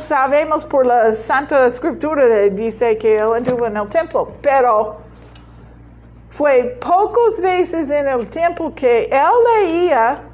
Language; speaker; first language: Spanish; non-native, learner; English